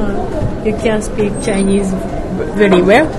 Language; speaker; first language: English; non-native, learner; Japanese